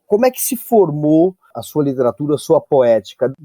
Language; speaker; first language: Portuguese; native; Portuguese